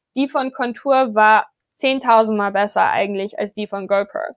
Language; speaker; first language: German; non-native, fluent; English